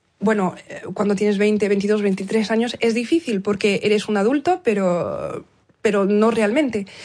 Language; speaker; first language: Spanish; early bilingual, heritage; Spanish